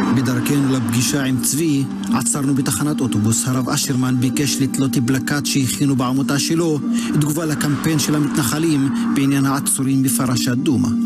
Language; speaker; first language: Hebrew; non-native, local second language; Arabic